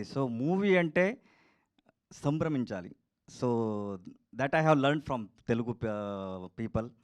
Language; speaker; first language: Telugu; non-native, learner; Kannada